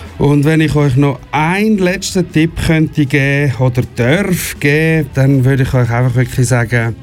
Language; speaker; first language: German; native; German